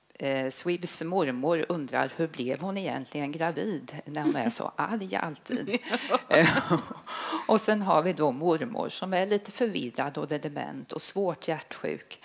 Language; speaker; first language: Swedish; native; Swedish